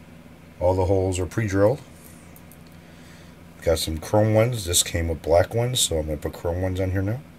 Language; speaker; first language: English; native; English